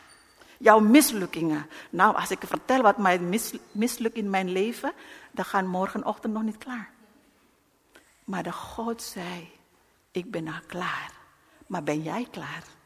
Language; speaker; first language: Dutch; non-native, learner; Indonesian